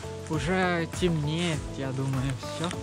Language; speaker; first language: Russian; non-native, learner; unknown